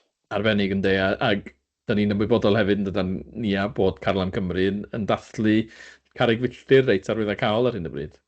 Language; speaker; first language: Welsh; native; Welsh